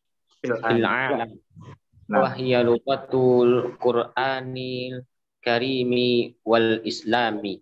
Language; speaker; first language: Arabic; non-native, learner; Indonesian